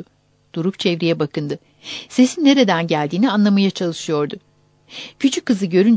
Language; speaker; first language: Turkish; native; Turkish